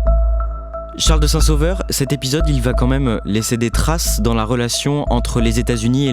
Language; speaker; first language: French; native; French